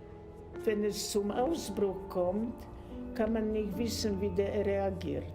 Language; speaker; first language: German; non-native, fluent; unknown